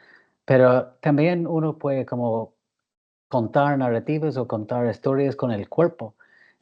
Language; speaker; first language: Spanish; non-native, fluent; English